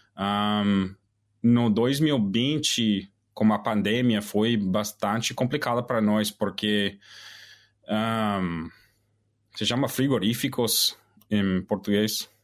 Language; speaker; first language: Portuguese; non-native, fluent; English